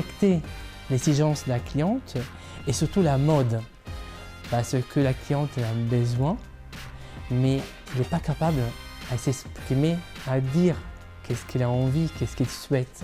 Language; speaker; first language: French; non-native, fluent; Italian